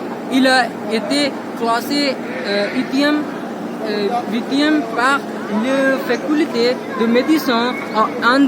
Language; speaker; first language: French; non-native, learner; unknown